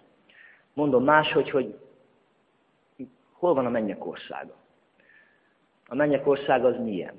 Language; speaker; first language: Hungarian; native; Hungarian